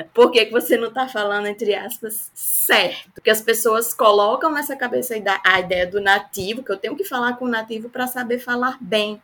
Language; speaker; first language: Portuguese; native; Portuguese